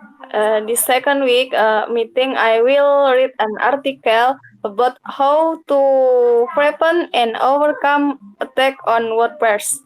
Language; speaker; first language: English; non-native, learner; Indonesian